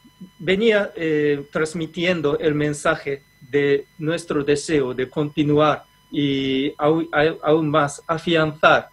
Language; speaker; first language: Spanish; non-native, fluent; Japanese